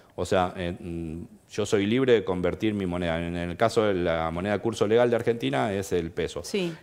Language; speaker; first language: Spanish; native; Spanish